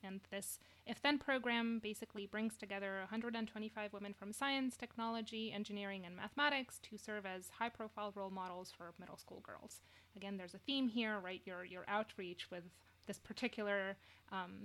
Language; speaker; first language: English; non-native, fluent; Romanian